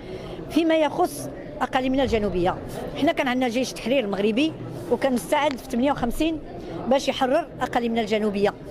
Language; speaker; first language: Arabic; native; Arabic